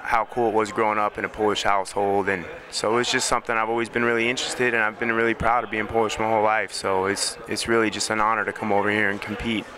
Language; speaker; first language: English; native; English